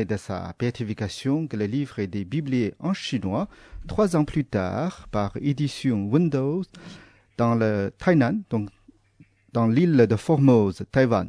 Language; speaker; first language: French; non-native, fluent; Chinese